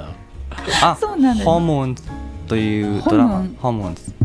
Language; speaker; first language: Japanese; non-native, learner; Thai